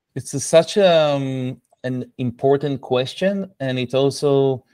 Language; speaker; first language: English; non-native, fluent; Hebrew